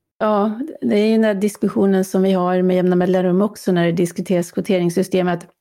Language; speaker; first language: Swedish; native; Swedish